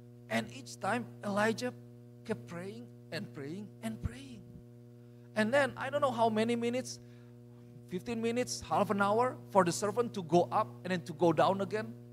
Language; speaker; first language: English; non-native, fluent; Indonesian